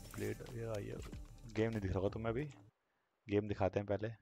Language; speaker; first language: Hindi; native; Hindi